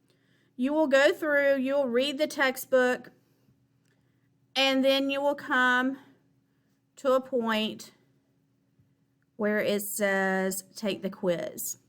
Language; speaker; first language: English; native; English